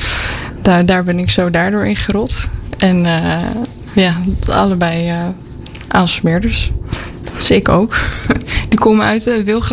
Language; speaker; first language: Dutch; native; Dutch